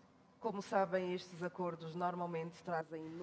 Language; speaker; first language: Portuguese; native; Portuguese